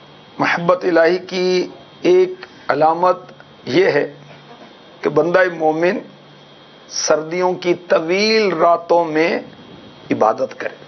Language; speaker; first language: Urdu; native; Urdu